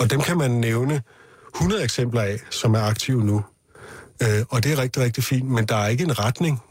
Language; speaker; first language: Danish; native; Danish